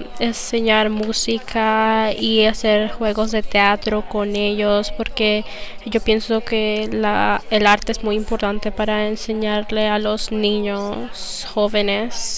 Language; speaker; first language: Spanish; non-native, learner; English